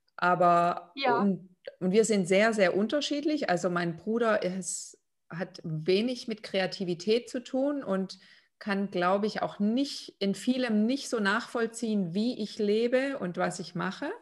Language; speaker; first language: German; non-native, fluent; Lithuanian